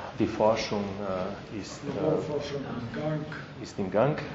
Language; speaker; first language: German; non-native, fluent; Slovenian